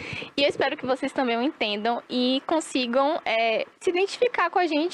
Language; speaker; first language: Portuguese; native; Portuguese